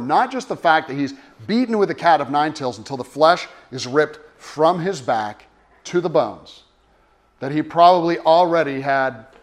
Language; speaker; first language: English; native; English